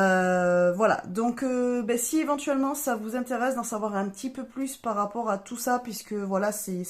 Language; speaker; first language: French; native; French